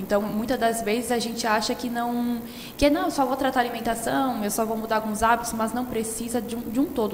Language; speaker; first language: Portuguese; native; Portuguese